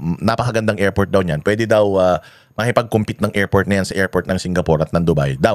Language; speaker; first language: Filipino; native; Filipino